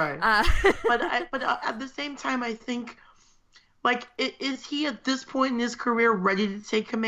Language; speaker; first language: English; native; English